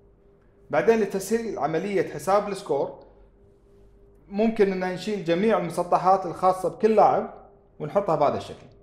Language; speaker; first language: Arabic; native; Arabic